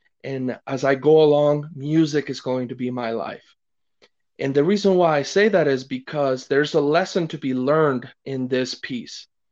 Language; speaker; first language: English; non-native, fluent; Spanish